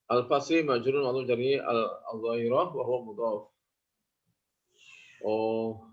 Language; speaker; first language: Arabic; non-native, fluent; Indonesian